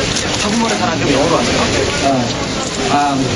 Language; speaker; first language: Korean; native; Korean